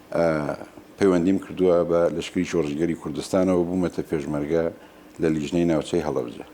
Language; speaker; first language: Central Kurdish; non-native, local second language; Gurani